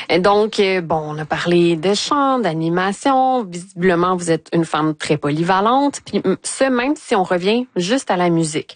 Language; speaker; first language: French; native; French